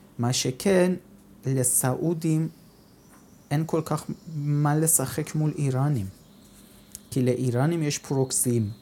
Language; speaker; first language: Hebrew; non-native, fluent; Persian